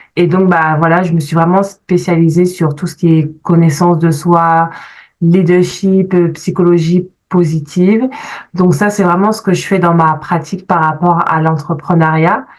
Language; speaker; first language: French; early bilingual, other home language; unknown